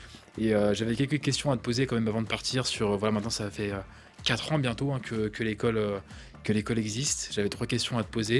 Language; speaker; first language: French; native; French